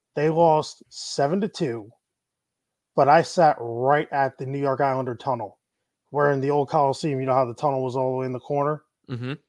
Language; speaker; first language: English; native; English